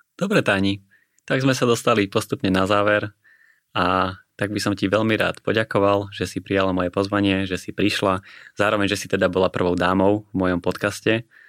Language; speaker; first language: Slovak; native; Slovak